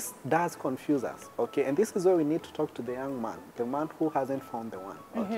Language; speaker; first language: English; non-native, local second language; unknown